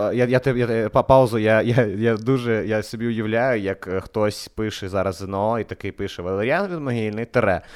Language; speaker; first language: Ukrainian; non-native, local second language; Russian